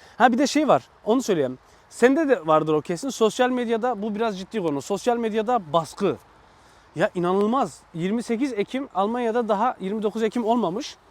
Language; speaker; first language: Turkish; early bilingual, other home language; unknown